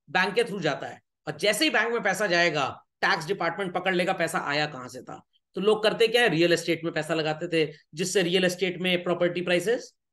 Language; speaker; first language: Hindi; native; Hindi